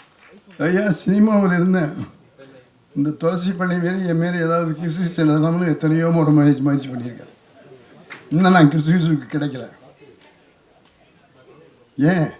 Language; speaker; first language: Tamil; native; Tamil